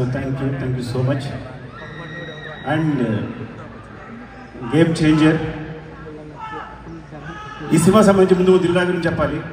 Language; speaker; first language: Telugu; native; Telugu